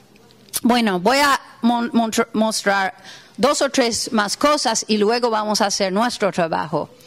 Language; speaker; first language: Spanish; non-native, fluent; English